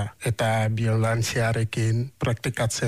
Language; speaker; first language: Basque; non-native, fluent; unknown